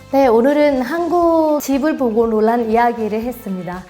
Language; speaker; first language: Korean; non-native, fluent; Burmese